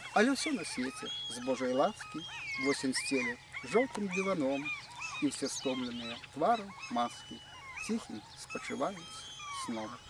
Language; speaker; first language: Belarusian; native; Belarusian